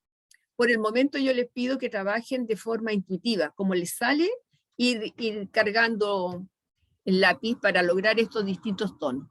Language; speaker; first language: Spanish; native; Spanish